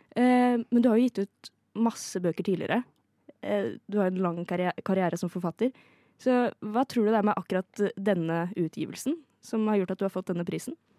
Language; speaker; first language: Norwegian; native; Norwegian